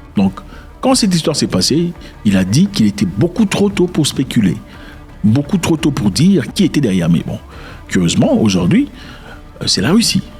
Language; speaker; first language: French; non-native, local second language; Lingala